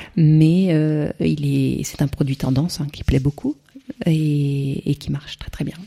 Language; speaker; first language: French; native; French